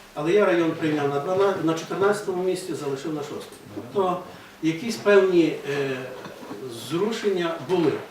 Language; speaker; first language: Ukrainian; native; Ukrainian